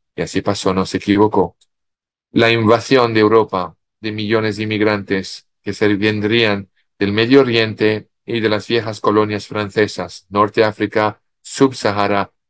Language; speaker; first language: Spanish; non-native, fluent; French